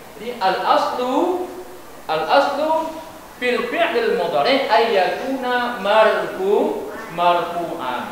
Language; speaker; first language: Arabic; non-native, fluent; Indonesian